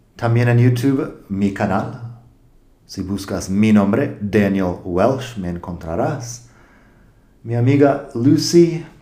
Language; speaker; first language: Spanish; non-native, fluent; English